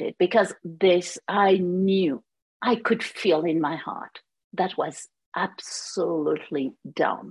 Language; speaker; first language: English; non-native, fluent; French